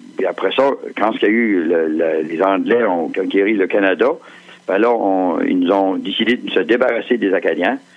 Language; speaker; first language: French; native; French